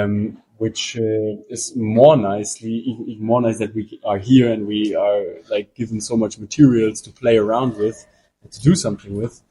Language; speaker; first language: English; non-native, fluent; German